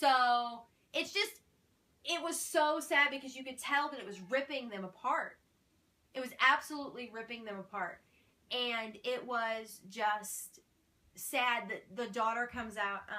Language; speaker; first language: English; native; English